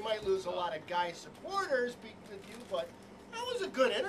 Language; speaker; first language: English; native; English